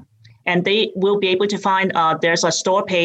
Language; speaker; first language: English; native; English